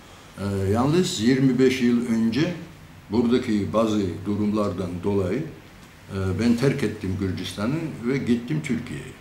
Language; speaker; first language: Turkish; non-native, fluent; Georgian